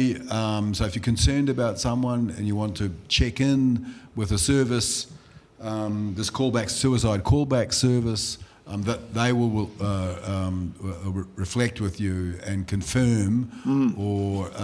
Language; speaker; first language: English; non-native, local second language; Limburgish